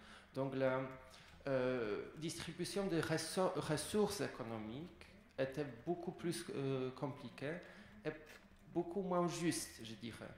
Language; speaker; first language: French; non-native, fluent; Polish